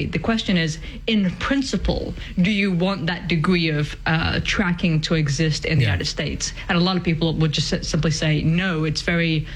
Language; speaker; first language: English; native; English